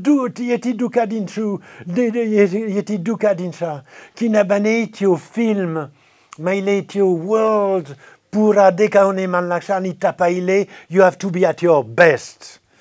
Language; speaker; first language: Nepali; non-native, fluent; French